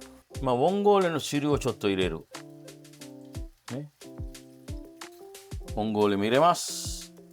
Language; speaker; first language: Japanese; non-native, fluent; Italian